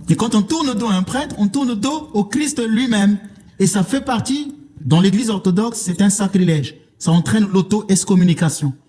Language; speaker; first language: French; non-native, local second language; Lingala